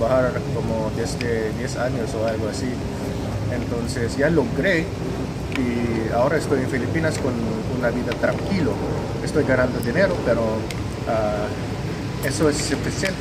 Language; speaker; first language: Spanish; non-native, fluent; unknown